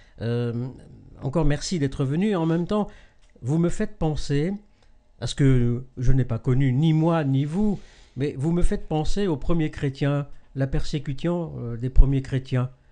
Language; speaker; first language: French; native; French